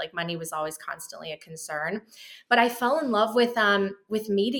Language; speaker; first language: English; native; English